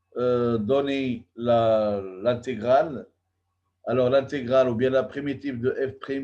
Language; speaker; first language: French; non-native, local second language; Arabic